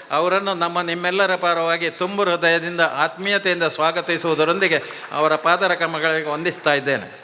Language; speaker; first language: Kannada; non-native, local second language; Tulu